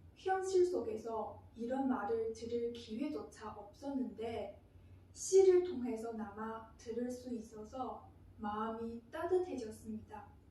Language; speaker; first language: Korean; non-native, fluent; Chinese